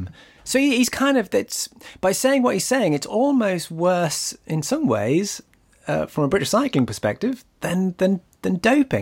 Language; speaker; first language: English; native; English